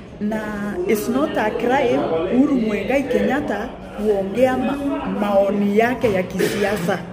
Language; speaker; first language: Swahili; non-native, local second language; Meru